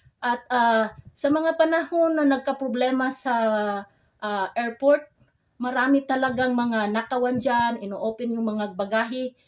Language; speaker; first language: Filipino; non-native, local second language; Cebuano